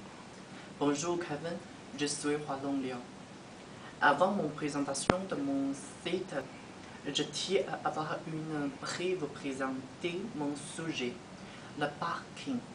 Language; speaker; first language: French; non-native, learner; Chinese